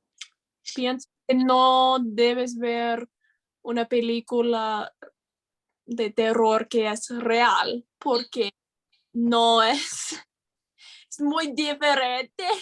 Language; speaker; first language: Spanish; non-native, learner; English